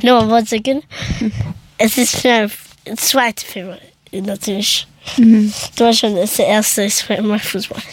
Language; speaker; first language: German; early bilingual, other home language; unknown